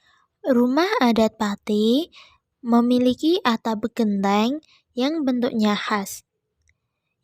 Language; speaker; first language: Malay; non-native, local second language; Javanese